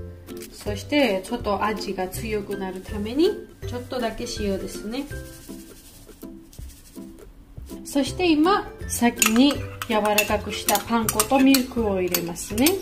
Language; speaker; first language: Japanese; non-native, learner; Georgian